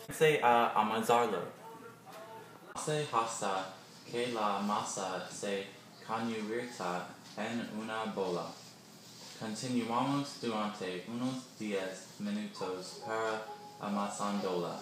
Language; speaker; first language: Spanish; non-native, learner; English